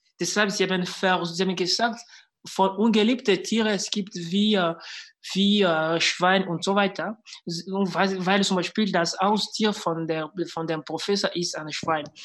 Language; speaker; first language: German; non-native, fluent; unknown